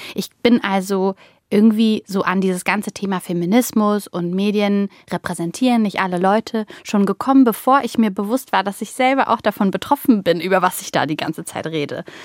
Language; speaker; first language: German; early bilingual, other home language; Bulgarian